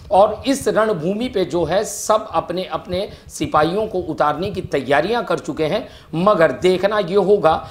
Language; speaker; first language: Hindi; non-native, local second language; Marathi